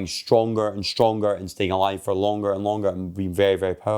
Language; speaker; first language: English; native; English